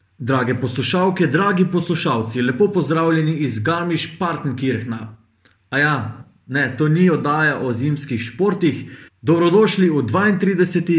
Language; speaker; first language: Slovenian; native; Slovenian